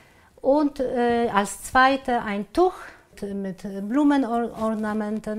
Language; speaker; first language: German; non-native, fluent; Polish